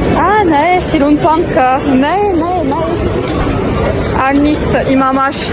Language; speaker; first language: Armenian; early bilingual, heritage; Armenian